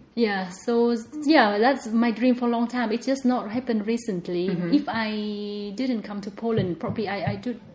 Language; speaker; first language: English; non-native, fluent; Vietnamese